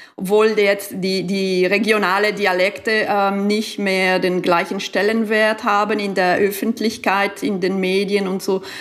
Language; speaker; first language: German; non-native, local second language; Italian